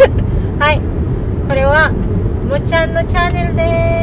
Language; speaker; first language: Japanese; non-native, fluent; Filipino